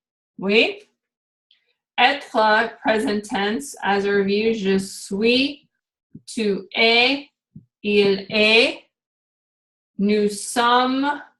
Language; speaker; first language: French; non-native, learner; English